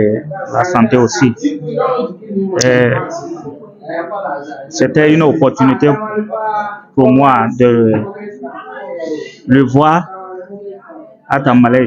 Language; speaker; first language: French; non-native, fluent; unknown